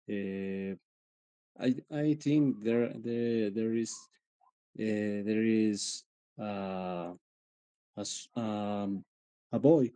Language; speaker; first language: English; non-native, learner; Spanish